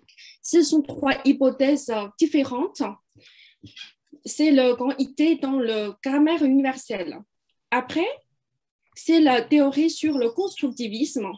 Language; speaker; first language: French; non-native, fluent; Chinese